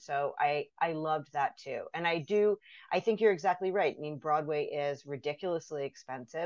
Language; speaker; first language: English; native; English